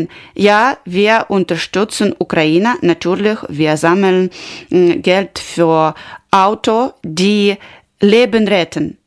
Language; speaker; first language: German; non-native, learner; Ukrainian